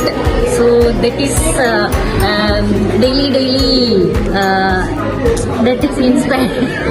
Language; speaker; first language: English; non-native, learner; Kannada